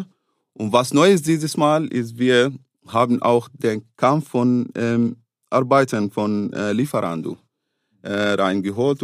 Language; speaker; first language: German; non-native, fluent; Arabic